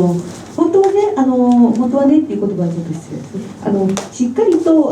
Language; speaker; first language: Japanese; native; Japanese